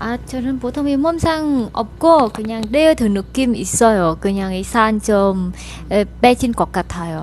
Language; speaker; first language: Korean; non-native, learner; Vietnamese